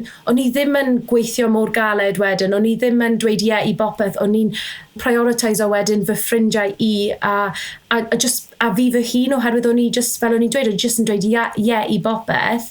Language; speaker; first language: Welsh; native; Welsh